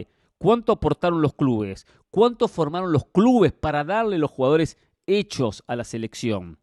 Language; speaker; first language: Spanish; native; Spanish